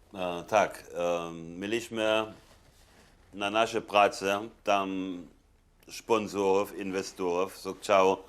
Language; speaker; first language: Polish; non-native, fluent; German